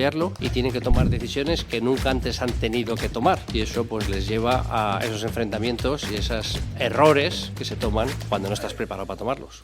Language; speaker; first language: Spanish; native; Spanish